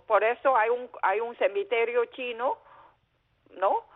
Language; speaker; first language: Spanish; non-native, fluent; Chinese